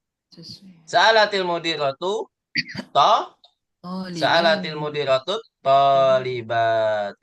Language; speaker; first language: Arabic; non-native, learner; Indonesian